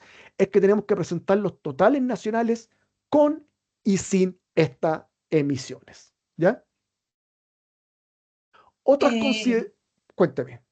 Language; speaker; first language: Spanish; native; Spanish